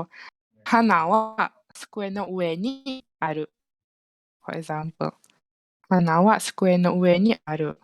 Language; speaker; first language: Japanese; non-native, fluent; Malay